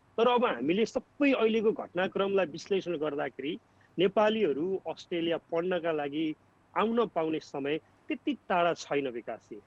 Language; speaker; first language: Nepali; native; Nepali